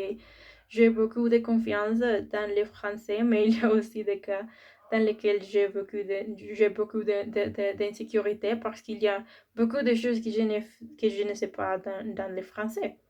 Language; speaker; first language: French; non-native, learner; Spanish